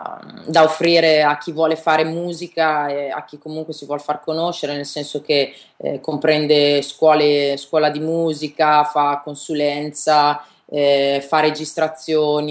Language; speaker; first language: Italian; native; Italian